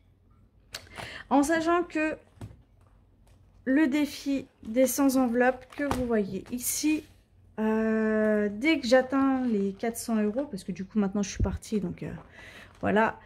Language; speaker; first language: French; native; French